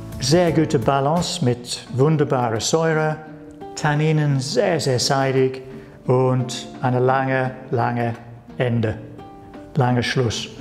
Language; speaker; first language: German; non-native, learner; English